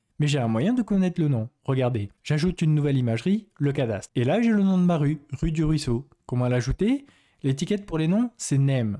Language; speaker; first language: French; native; French